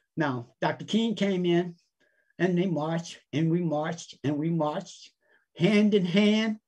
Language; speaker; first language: English; native; English